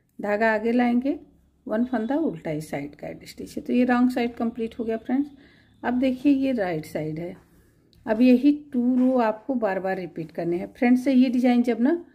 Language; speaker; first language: Hindi; native; Hindi